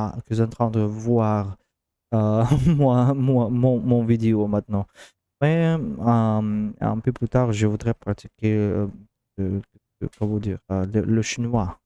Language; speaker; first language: French; non-native, learner; Russian